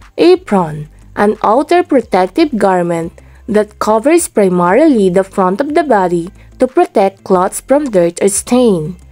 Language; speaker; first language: English; non-native, local second language; Filipino